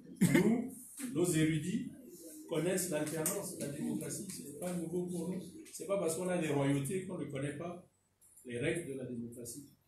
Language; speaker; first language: French; non-native, local second language; Fon